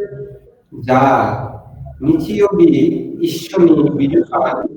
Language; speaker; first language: Japanese; non-native, learner; Bangla